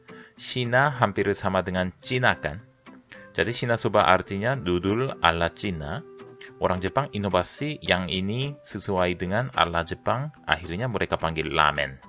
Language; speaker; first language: Indonesian; non-native, fluent; Korean